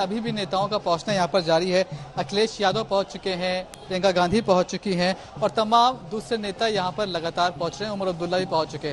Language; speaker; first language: Hindi; native; Hindi